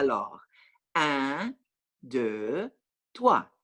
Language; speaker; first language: French; non-native, fluent; English